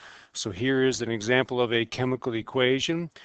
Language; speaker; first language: English; native; English